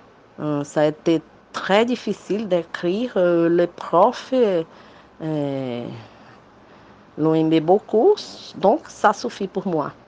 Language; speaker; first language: French; non-native, learner; Portuguese